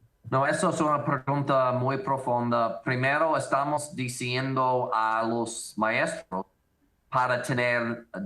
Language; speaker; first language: Spanish; non-native, learner; English